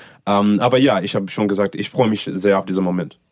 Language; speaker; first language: German; non-native, learner; English